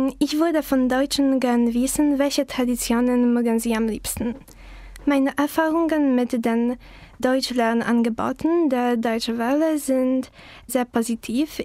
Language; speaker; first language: German; non-native, learner; Polish